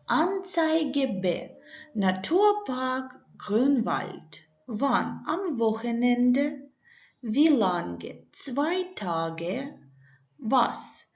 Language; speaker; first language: German; non-native, learner; Ukrainian